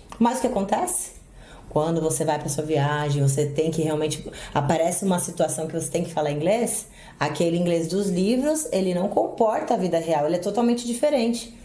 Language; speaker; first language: Portuguese; native; Portuguese